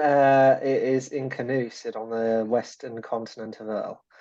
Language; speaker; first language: English; native; English